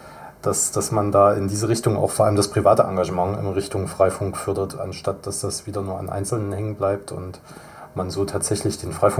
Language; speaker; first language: German; native; German